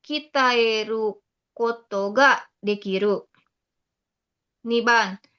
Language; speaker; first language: Japanese; non-native, learner; Indonesian